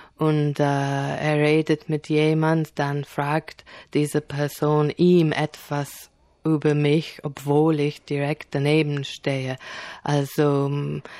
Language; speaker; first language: German; non-native, fluent; Polish